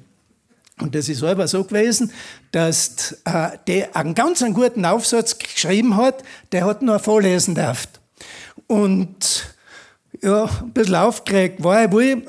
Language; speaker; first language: German; native; German